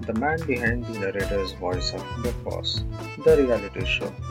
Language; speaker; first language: English; non-native, local second language; Hindi